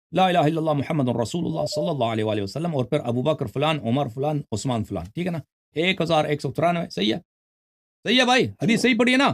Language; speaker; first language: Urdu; non-native, fluent; Persian